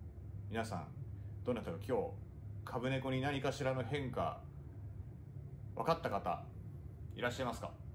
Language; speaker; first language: Japanese; native; Japanese